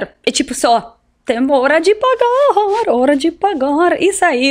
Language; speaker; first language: Portuguese; non-native, learner; Russian